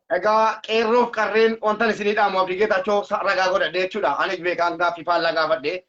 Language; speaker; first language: Oromo; native; Oromo